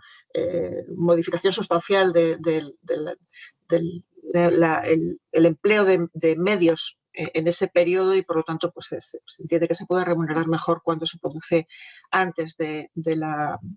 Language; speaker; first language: Spanish; native; Spanish